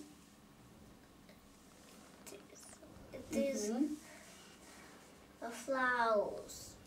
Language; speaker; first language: English; non-native, learner; Russian